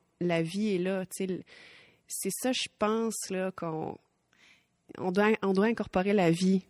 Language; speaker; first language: French; native; French